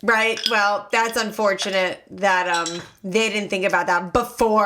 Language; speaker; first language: English; native; English